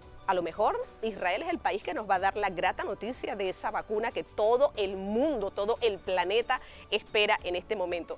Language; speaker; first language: Spanish; native; Spanish